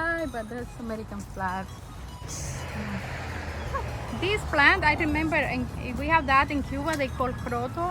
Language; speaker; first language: English; non-native, fluent; Spanish